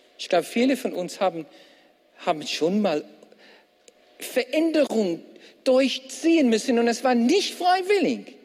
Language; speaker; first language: German; non-native, fluent; English